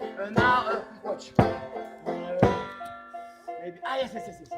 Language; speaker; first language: English; non-native, fluent; French